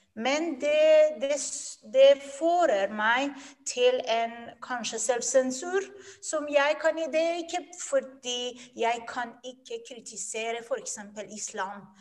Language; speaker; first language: Norwegian; non-native, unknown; Persian